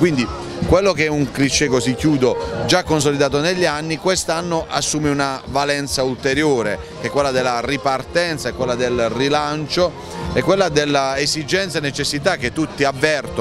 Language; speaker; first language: Italian; native; Italian